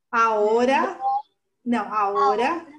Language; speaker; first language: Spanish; non-native, fluent; Portuguese